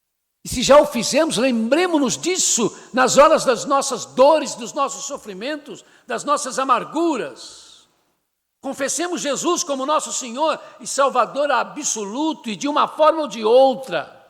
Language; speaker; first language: Portuguese; native; Portuguese